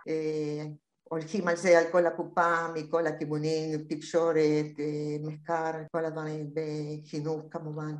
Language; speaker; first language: Hebrew; non-native, fluent; Spanish